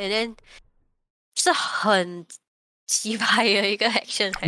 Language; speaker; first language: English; non-native, local second language; Chinese